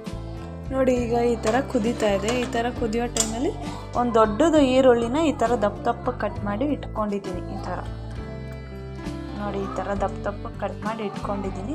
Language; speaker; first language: Kannada; native; Kannada